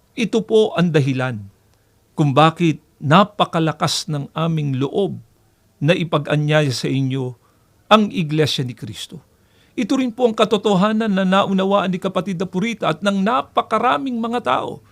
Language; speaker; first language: Filipino; native; Filipino